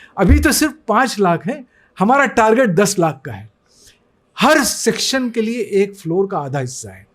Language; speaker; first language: Urdu; native; Urdu